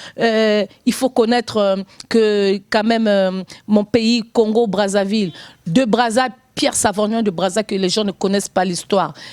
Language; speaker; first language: French; non-native, local second language; Lingala